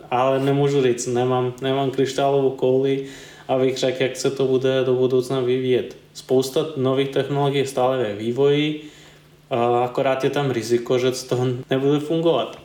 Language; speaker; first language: Czech; non-native, fluent; Serbian